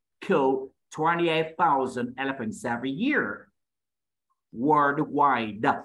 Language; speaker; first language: English; non-native, fluent; Vietnamese